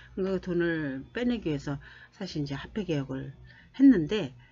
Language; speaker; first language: Korean; native; Korean